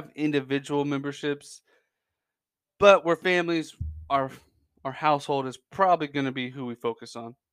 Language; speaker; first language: English; native; English